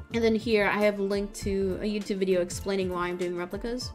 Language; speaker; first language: English; native; English